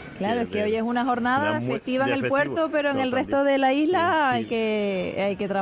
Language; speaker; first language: Spanish; native; Spanish